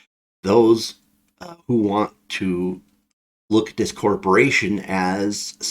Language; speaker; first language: English; native; English